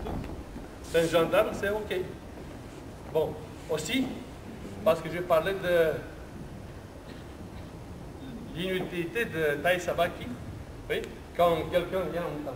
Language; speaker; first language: French; non-native, learner; Romanian